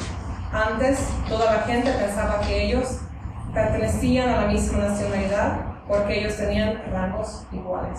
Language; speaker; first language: Spanish; non-native, fluent; Hungarian